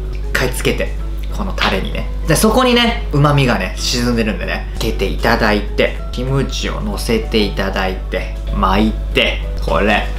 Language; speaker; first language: Japanese; native; Japanese